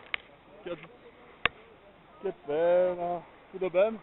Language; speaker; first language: Portuguese; non-native, learner; French